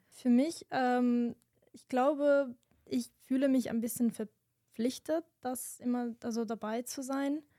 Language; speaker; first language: German; non-native, fluent; Italian